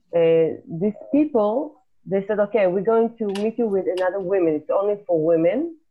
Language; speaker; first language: English; non-native, fluent; Hebrew